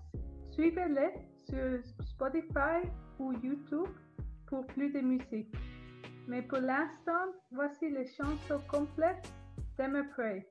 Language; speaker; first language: French; non-native, fluent; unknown